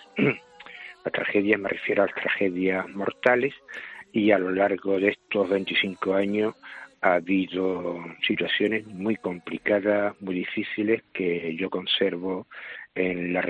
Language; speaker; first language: Spanish; native; Spanish